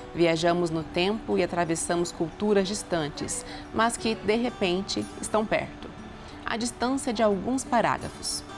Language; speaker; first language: Portuguese; native; Portuguese